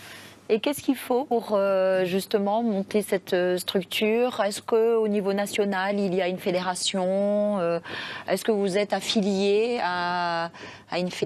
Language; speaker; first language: French; native; French